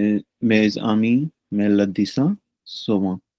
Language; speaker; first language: French; non-native, learner; Punjabi